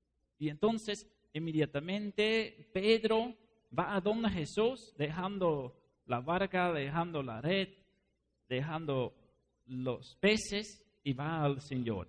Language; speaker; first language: Spanish; non-native, fluent; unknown